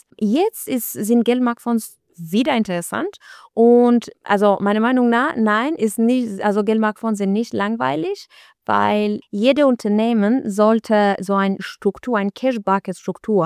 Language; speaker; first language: German; non-native, learner; Albanian